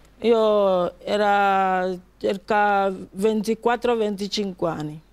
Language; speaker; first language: Italian; non-native, learner; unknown